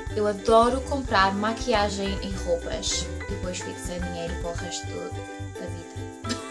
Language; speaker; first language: Portuguese; early bilingual, heritage; Portuguese